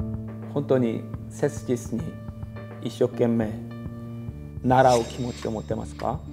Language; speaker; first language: Japanese; non-native, learner; Korean